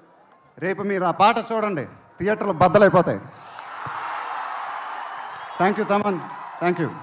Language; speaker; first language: Telugu; native; Telugu